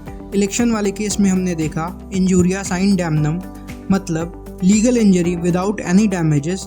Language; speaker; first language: Hindi; native; Hindi